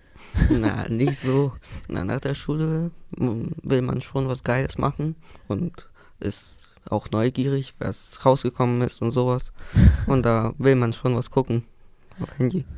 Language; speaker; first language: German; early bilingual, other home language; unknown